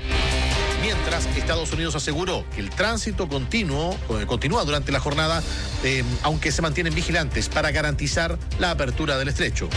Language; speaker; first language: Spanish; native; Spanish